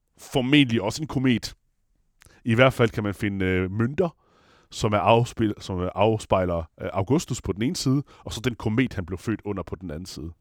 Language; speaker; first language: Danish; non-native, fluent; Italian